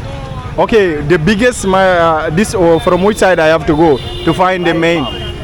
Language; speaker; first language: English; non-native, fluent; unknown